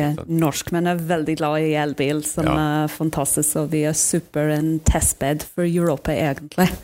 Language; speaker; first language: Norwegian; non-native, fluent; English